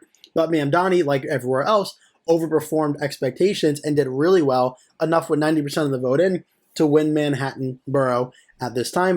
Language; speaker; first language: English; native; English